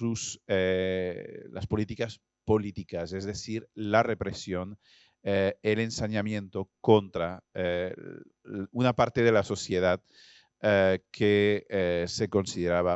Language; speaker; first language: Spanish; non-native, fluent; French